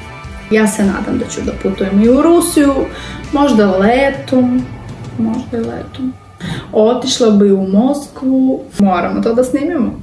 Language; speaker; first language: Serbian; non-native, learner; Russian